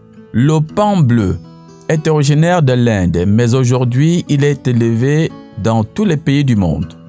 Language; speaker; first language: French; native; French